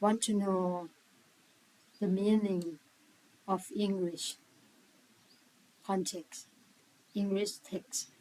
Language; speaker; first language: English; non-native, learner; Thai